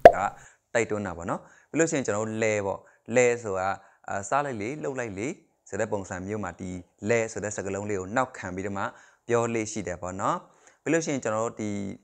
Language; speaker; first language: Burmese; non-native, local second language; Shan